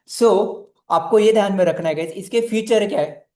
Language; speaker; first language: Hindi; non-native, local second language; Marathi